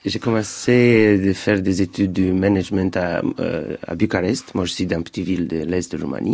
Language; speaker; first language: French; non-native, fluent; Romanian